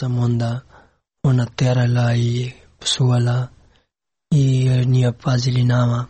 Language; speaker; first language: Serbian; non-native, learner; Pashto